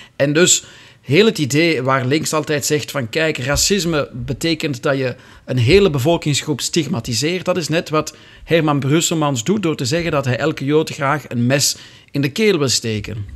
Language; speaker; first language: Dutch; native; Dutch